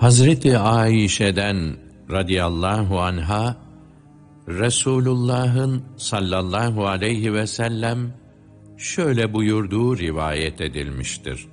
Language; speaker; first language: Turkish; native; Turkish